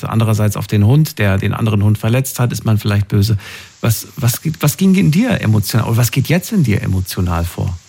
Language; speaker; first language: German; native; German